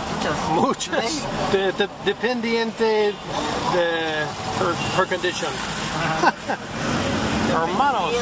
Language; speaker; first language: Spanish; non-native, learner; English